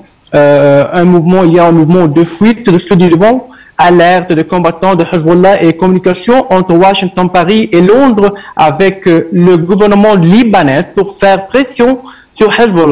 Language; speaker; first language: French; non-native, fluent; Arabic